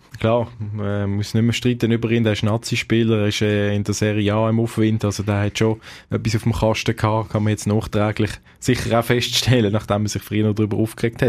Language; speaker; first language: German; native; German